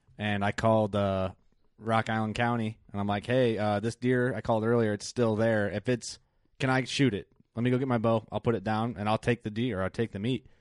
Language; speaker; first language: English; native; English